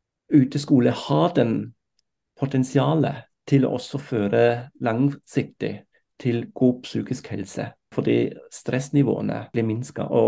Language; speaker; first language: Norwegian; non-native, fluent; German